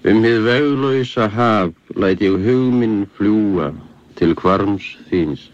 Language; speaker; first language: Icelandic; native; Icelandic